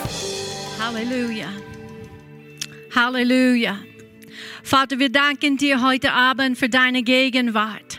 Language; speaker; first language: German; non-native, fluent; English